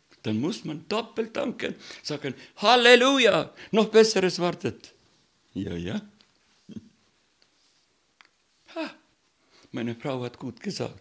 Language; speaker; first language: German; non-native, learner; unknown